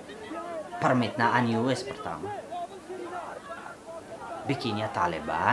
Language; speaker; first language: Indonesian; non-native, fluent; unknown